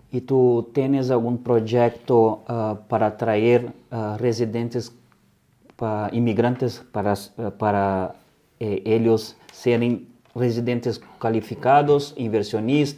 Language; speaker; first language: Spanish; non-native, fluent; Portuguese